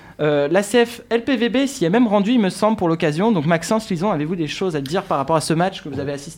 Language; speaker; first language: French; native; French